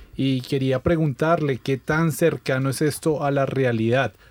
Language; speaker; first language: Spanish; native; Spanish